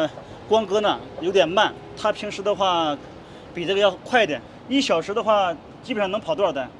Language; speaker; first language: Chinese; native; Chinese